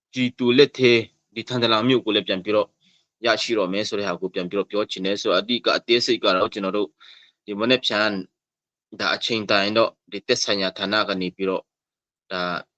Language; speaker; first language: Burmese; non-native, local second language; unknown